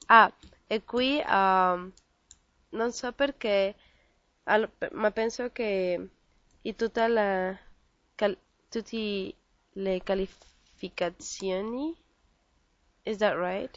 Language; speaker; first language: Italian; non-native, learner; Spanish